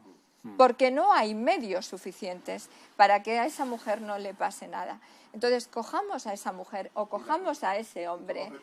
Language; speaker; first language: Spanish; native; Spanish